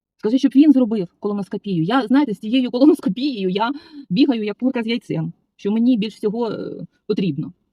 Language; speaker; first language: Ukrainian; native; Ukrainian